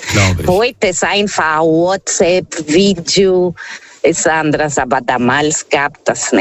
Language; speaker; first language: German; non-native, fluent; Portuguese